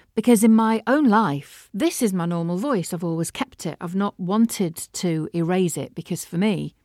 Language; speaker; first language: English; native; English